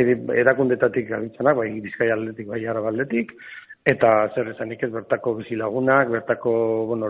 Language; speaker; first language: Basque; non-native, local second language; Spanish